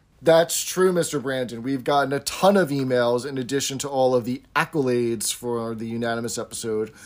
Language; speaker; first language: English; native; English